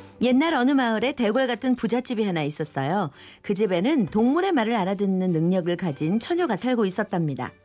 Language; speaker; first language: Korean; native; Korean